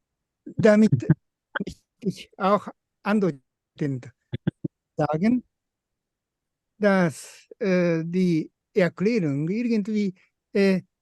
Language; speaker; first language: German; non-native, fluent; Japanese